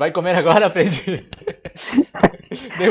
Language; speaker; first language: Portuguese; non-native, fluent; Spanish